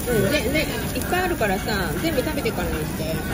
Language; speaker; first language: Japanese; native; Japanese